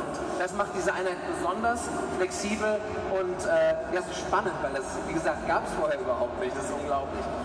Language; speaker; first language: German; native; German